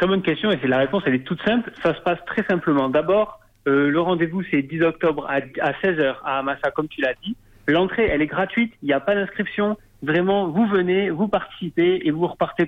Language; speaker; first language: French; native; French